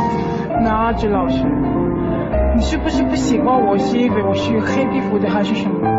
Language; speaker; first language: Chinese; non-native, learner; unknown